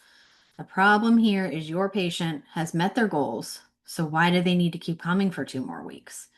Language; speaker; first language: English; native; English